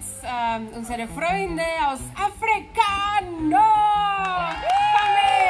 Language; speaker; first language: German; non-native, fluent; Spanish